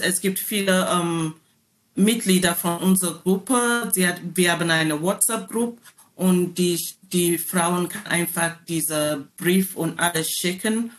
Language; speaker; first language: German; non-native, learner; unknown